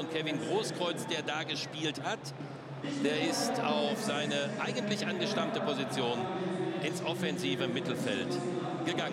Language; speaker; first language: German; native; German